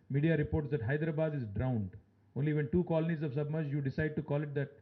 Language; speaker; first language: English; non-native, local second language; Telugu